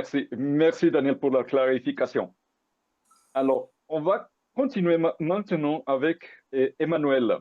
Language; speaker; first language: French; non-native, fluent; Spanish